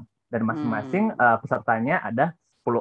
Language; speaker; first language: Indonesian; native; Indonesian